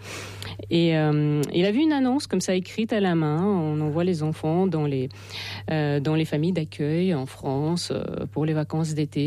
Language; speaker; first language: French; non-native, fluent; Russian